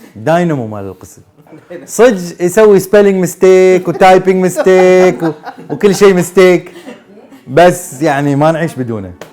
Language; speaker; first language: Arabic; native; Arabic